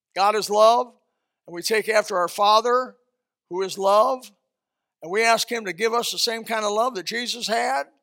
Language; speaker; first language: English; early bilingual, other home language; Swedish